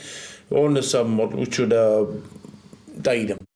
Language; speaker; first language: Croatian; non-native, learner; English